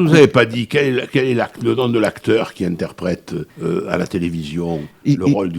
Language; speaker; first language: French; native; French